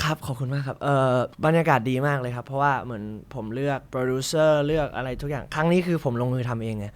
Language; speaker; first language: Thai; early bilingual, heritage; Thai